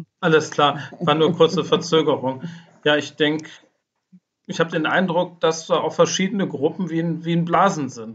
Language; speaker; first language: German; native; German